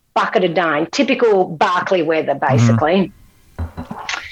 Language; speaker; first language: English; native; English